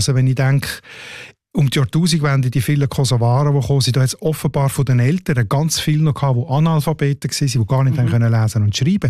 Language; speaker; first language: German; native; German